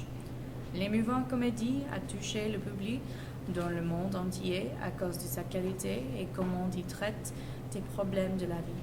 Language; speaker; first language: French; non-native, learner; English